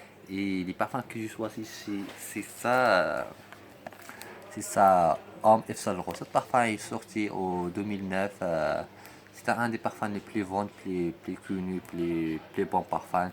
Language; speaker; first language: French; non-native, learner; Arabic